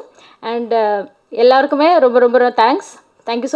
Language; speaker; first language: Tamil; non-native, learner; Malayalam